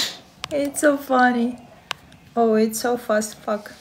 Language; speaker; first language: English; non-native, learner; Russian